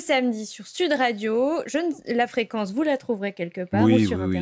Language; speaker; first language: French; native; French